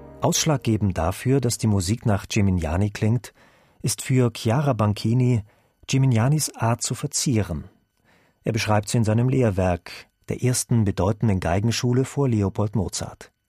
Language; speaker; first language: German; native; German